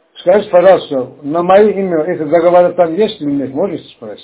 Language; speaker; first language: Russian; non-native, fluent; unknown